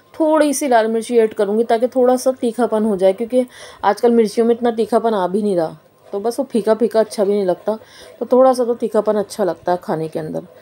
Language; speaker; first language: Hindi; native; Hindi